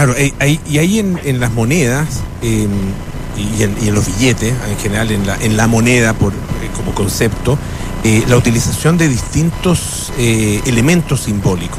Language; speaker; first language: Spanish; native; Spanish